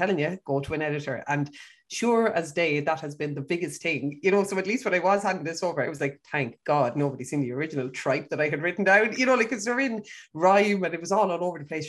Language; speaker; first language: English; native; English